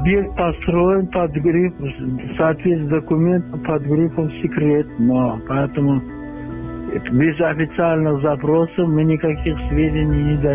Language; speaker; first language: Russian; non-native, local second language; Uzbek